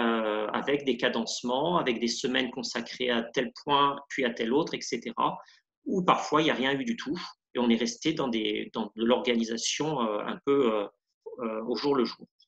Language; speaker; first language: French; native; French